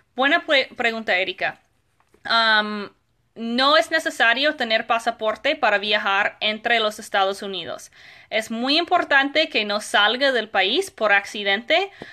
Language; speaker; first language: Spanish; non-native, fluent; English